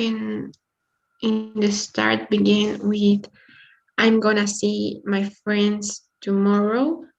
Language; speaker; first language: English; non-native, learner; Spanish